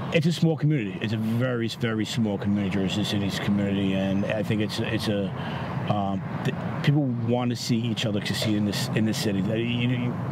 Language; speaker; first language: English; native; English